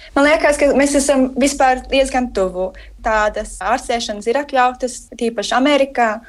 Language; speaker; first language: Latvian; early bilingual, heritage; Latvian